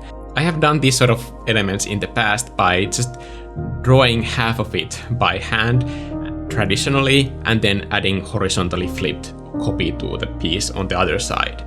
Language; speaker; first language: English; non-native, fluent; Finnish